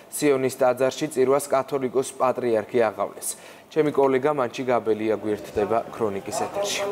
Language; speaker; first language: Georgian; native; Georgian